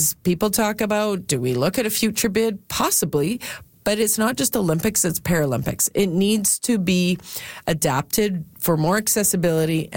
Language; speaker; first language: English; native; English